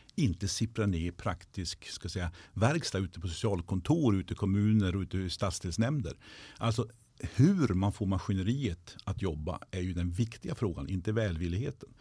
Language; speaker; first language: Swedish; native; Swedish